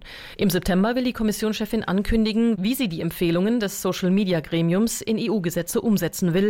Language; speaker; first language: German; native; German